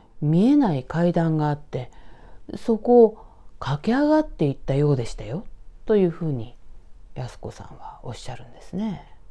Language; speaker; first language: Japanese; native; Japanese